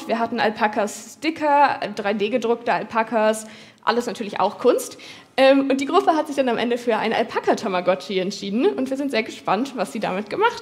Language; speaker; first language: German; native; German